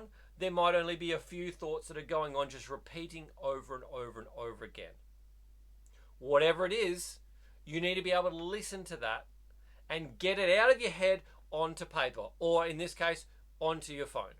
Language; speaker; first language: English; native; English